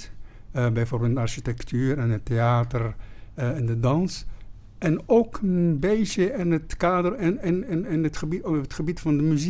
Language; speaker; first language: Dutch; non-native, fluent; Arabic